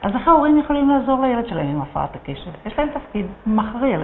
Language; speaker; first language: Hebrew; native; Hebrew